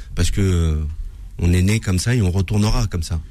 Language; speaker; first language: French; native; French